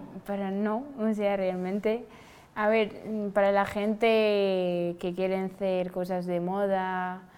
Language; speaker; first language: Spanish; non-native, fluent; Wolof